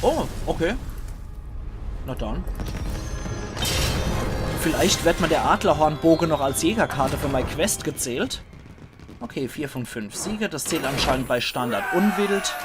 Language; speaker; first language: German; native; German